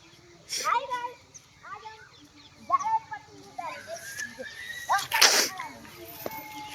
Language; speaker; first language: Hindi; non-native, local second language; Gujarati